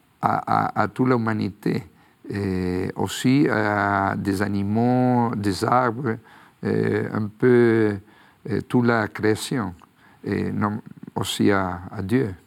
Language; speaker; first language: French; non-native, fluent; Spanish